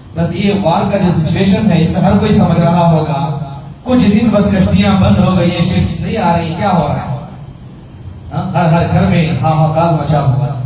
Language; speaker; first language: Urdu; native; Urdu